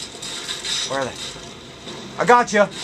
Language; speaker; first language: English; native; English